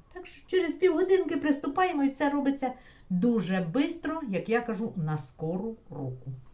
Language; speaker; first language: Ukrainian; non-native, local second language; Russian